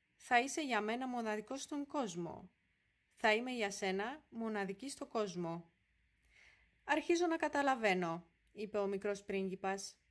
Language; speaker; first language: Greek; non-native, fluent; Polish